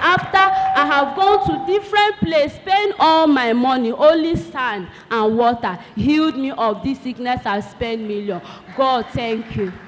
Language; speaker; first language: English; non-native, local second language; Igbo